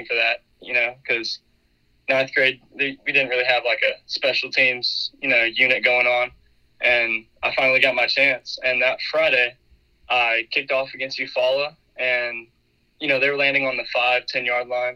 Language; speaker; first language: English; native; English